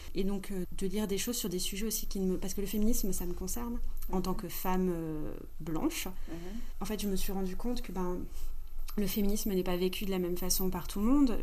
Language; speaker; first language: French; native; French